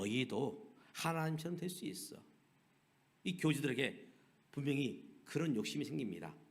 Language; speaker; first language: Korean; native; Korean